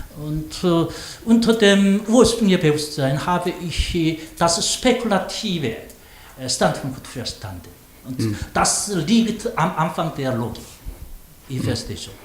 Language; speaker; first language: German; non-native, fluent; Korean